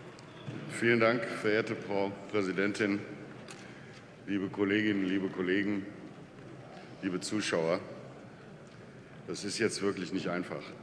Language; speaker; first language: German; native; German